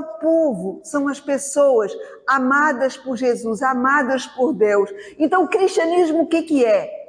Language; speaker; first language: Portuguese; native; Portuguese